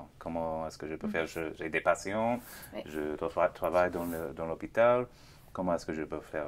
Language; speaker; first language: French; non-native, fluent; English